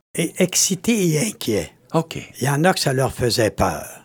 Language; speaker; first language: French; native; French